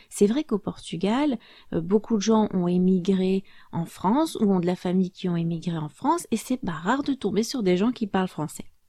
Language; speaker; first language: French; native; French